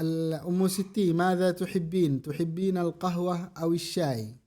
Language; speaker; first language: Arabic; non-native, fluent; Indonesian